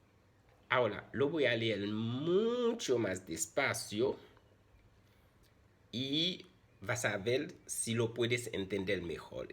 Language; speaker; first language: Spanish; non-native, fluent; Haitian Creole